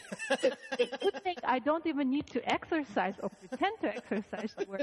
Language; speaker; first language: English; non-native, fluent; Russian